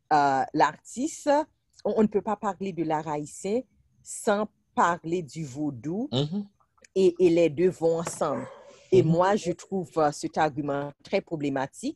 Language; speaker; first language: French; non-native, local second language; Haitian Creole